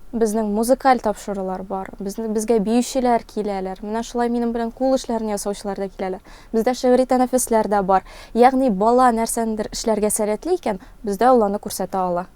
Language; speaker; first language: Tatar; non-native, local second language; Russian